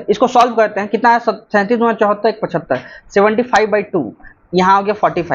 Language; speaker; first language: Hindi; native; Hindi